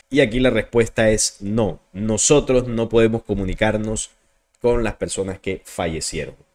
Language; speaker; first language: Spanish; native; Spanish